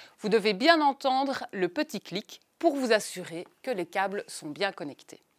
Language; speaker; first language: French; native; French